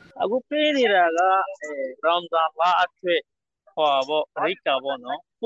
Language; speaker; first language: Burmese; non-native, local second language; Rohingya